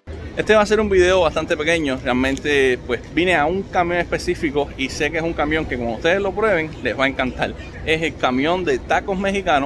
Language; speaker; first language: Spanish; native; Spanish